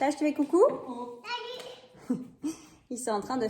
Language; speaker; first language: French; native; French